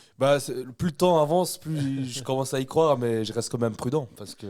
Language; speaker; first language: French; native; French